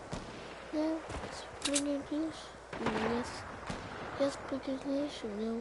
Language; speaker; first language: English; non-native, learner; French